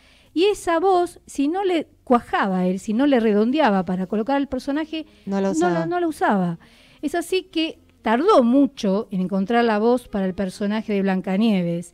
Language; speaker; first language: Spanish; native; Spanish